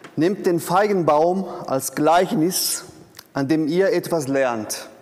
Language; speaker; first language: German; non-native, fluent; Portuguese